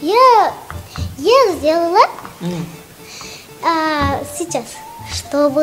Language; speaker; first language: Russian; non-native, local second language; Tajik